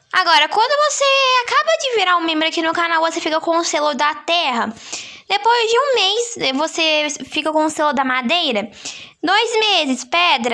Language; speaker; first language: Portuguese; native; Portuguese